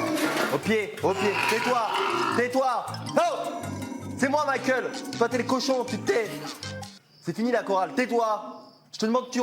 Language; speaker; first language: French; native; French